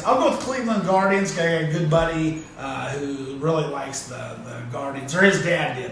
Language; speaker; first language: English; native; English